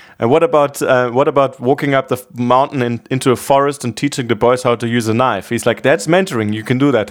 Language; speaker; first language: English; non-native, fluent; German